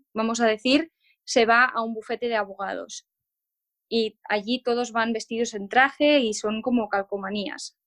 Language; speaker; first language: Spanish; non-native, local second language; Catalan